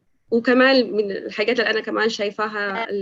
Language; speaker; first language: Arabic; native; Arabic